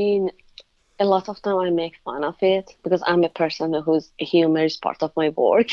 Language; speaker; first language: English; non-native, fluent; Persian